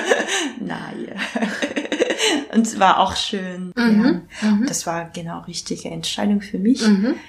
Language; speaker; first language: German; non-native, learner; Japanese